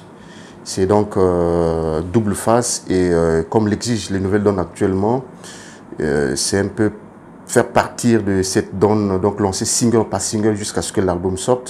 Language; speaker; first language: French; non-native, local second language; Lingala